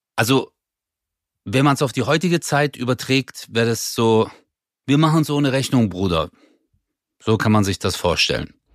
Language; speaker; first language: German; early bilingual, other home language; Turkish